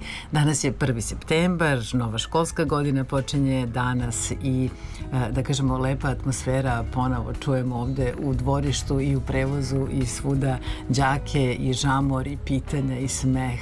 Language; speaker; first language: Serbian; native; Serbian